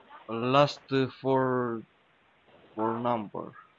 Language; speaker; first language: English; non-native, learner; Romanian